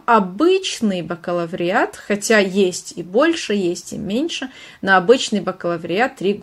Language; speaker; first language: Russian; non-native, fluent; Hungarian